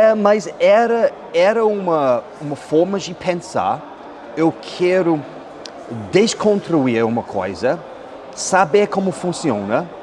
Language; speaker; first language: Portuguese; non-native, fluent; English